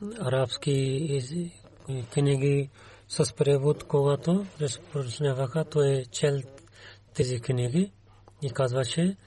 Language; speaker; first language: Bulgarian; non-native, learner; Urdu